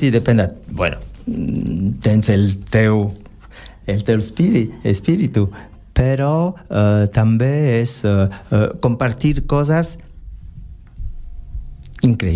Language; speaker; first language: Catalan; non-native, learner; French